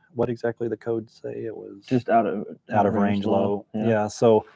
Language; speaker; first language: English; native; English